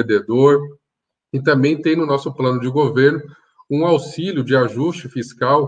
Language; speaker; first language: Portuguese; native; Portuguese